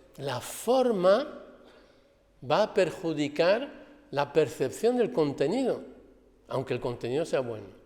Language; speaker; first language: Spanish; non-native, fluent; French